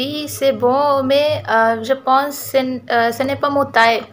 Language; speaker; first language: French; non-native, learner; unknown